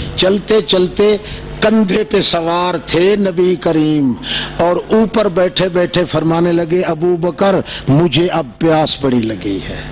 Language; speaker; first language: Urdu; non-native, local second language; Saraiki